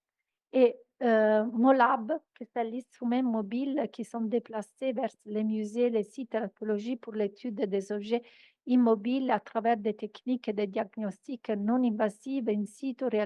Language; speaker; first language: French; non-native, fluent; Italian